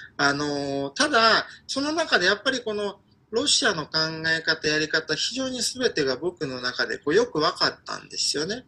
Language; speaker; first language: Japanese; non-native, fluent; Ukrainian